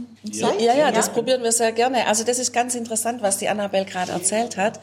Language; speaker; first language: German; native; German